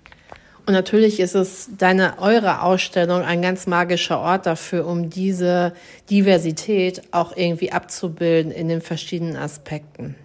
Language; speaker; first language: German; native; German